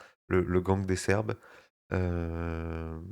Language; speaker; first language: French; native; French